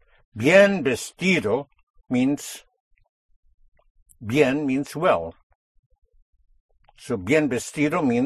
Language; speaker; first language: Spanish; non-native, fluent; English